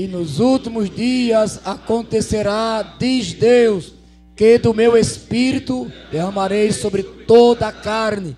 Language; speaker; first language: Portuguese; native; Portuguese